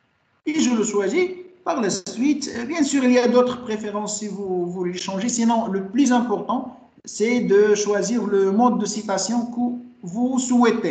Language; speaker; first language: French; non-native, local second language; Arabic